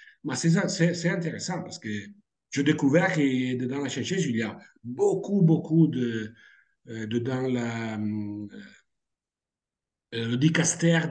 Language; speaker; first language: French; non-native, fluent; Italian